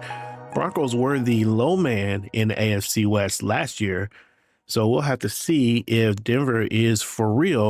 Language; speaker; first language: English; native; English